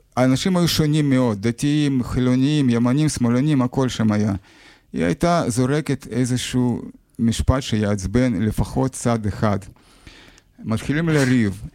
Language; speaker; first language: Hebrew; non-native, fluent; Russian